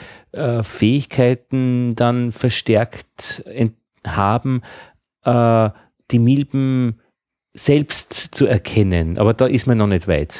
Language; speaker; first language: German; native; German